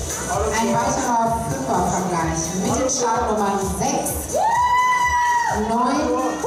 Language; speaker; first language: German; native; German